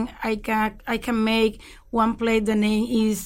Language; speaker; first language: English; non-native, learner; Spanish